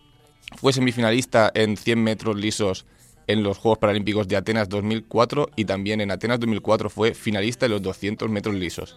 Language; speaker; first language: Spanish; native; Spanish